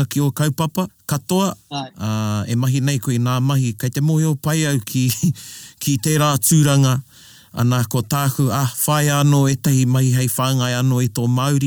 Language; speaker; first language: English; native; English